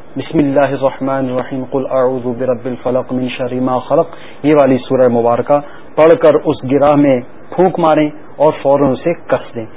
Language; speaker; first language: Urdu; native; Urdu